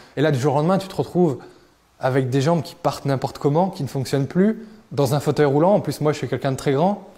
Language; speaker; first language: French; native; French